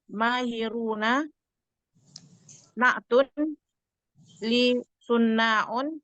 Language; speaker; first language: Arabic; non-native, learner; Indonesian